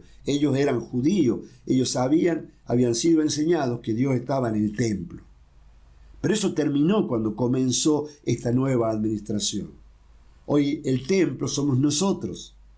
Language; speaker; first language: Spanish; native; Spanish